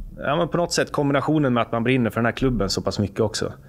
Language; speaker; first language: Swedish; native; Swedish